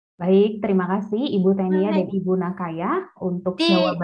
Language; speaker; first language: Indonesian; native; Indonesian